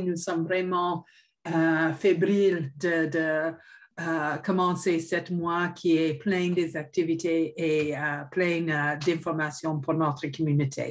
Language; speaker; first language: French; non-native, fluent; English